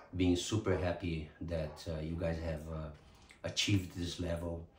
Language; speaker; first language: English; non-native, fluent; Portuguese